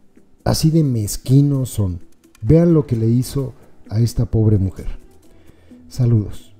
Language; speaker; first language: Spanish; native; Spanish